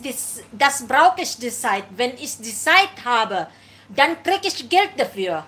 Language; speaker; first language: German; non-native, learner; Filipino